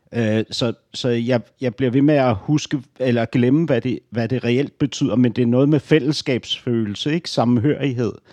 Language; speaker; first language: Danish; native; Danish